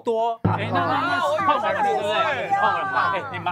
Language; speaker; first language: Chinese; native; Chinese